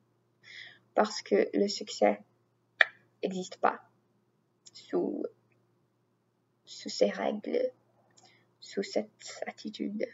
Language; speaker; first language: French; non-native, learner; English